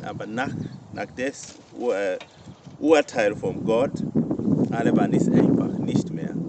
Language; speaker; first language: German; non-native, fluent; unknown